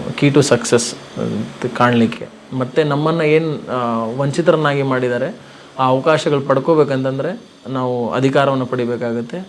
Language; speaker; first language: Kannada; non-native, local second language; Lambadi